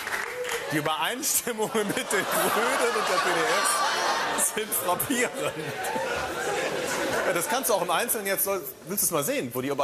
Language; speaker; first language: German; native; German